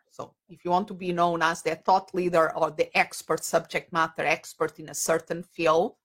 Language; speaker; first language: English; non-native, fluent; Portuguese